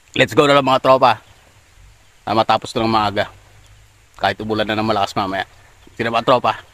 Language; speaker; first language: Filipino; non-native, local second language; Iloko